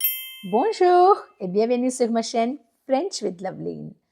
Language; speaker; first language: French; non-native, fluent; Hindi